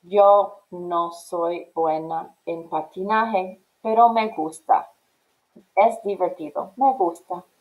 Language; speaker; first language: Spanish; non-native, fluent; English